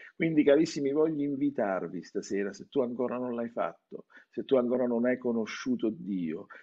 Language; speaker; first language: Italian; native; Italian